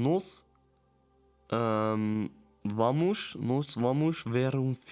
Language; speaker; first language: Portuguese; non-native, learner; German